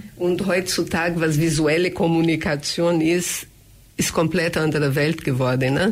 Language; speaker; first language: German; non-native, fluent; Portuguese